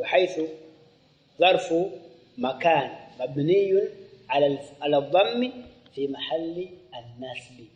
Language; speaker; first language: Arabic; non-native, fluent; Swahili